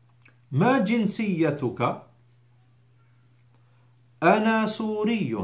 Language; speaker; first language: Arabic; non-native, fluent; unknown